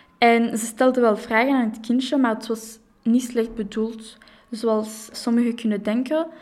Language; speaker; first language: Dutch; non-native, local second language; French